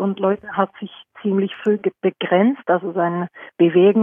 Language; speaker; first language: German; non-native, fluent; Norwegian